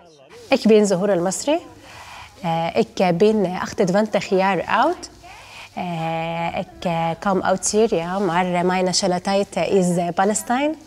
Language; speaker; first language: Dutch; non-native, learner; Arabic